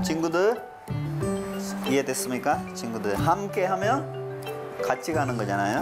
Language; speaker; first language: Korean; non-native, fluent; Sinhala